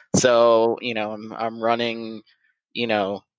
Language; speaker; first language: English; native; English